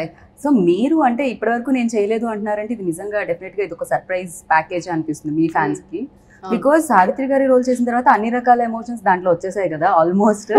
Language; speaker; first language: Telugu; native; Telugu